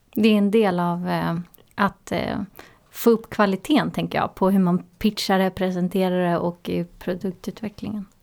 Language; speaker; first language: Swedish; native; Swedish